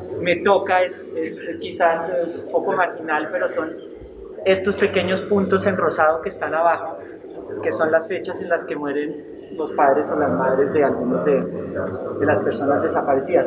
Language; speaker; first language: Spanish; native; Spanish